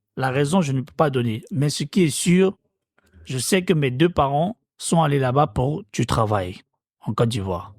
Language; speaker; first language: French; non-native, local second language; Korean